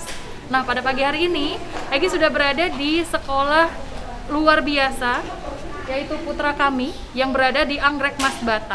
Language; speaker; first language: Indonesian; native; Indonesian